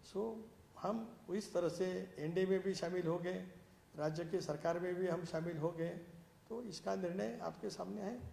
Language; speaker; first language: Hindi; non-native, local second language; Marathi